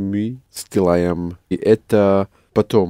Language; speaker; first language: Russian; non-native, learner; English